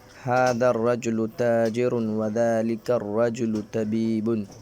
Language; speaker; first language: Arabic; non-native, fluent; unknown